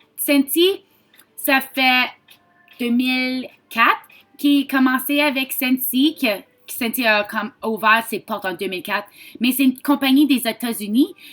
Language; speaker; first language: French; native; French